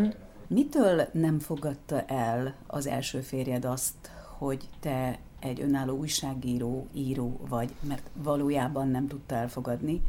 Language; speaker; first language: Hungarian; native; Hungarian